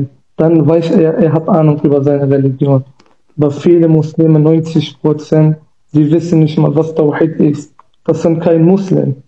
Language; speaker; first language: German; non-native, learner; Kurdish